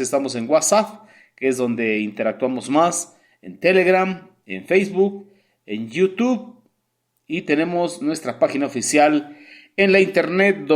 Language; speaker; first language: Spanish; native; Spanish